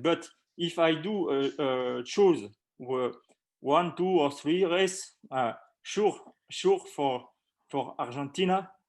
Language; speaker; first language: English; non-native, learner; French